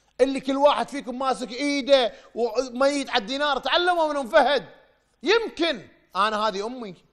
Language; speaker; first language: Arabic; native; Arabic